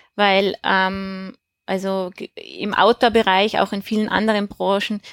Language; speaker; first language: German; native; German